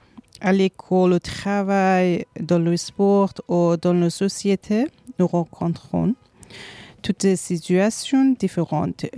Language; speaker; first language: French; non-native, learner; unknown